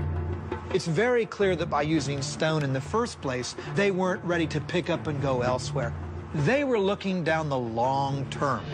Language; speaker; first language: English; native; English